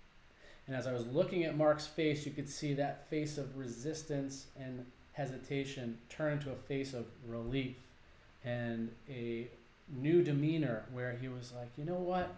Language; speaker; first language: English; native; English